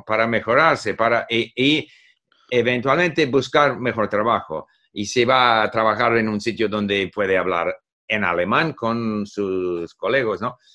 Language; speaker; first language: Spanish; non-native, fluent; English